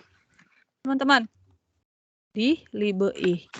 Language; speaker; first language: German; non-native, fluent; Indonesian